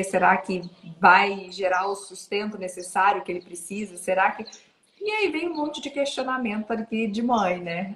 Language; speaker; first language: Portuguese; native; Portuguese